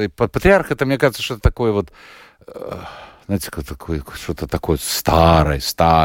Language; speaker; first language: Russian; native; Russian